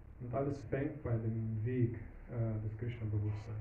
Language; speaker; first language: German; non-native, fluent; Russian